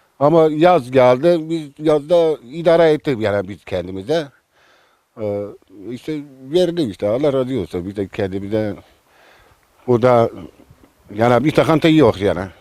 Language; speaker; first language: Turkish; non-native, local second language; Kurdish